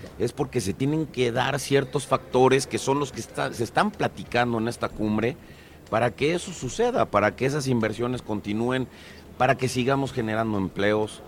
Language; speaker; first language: Spanish; native; Spanish